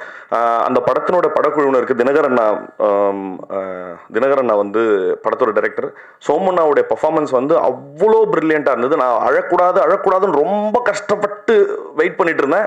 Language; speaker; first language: Tamil; native; Tamil